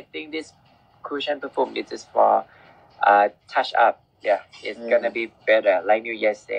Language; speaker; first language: English; non-native, fluent; Thai